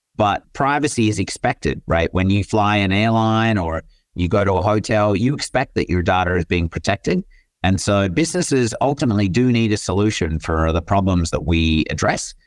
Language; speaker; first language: English; native; English